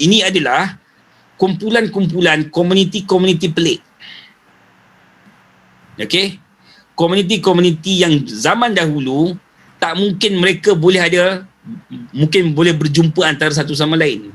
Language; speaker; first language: Malay; native; Malay